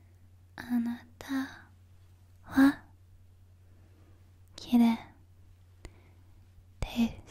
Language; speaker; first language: Japanese; non-native, learner; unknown